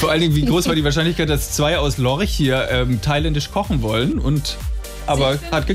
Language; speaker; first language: German; native; German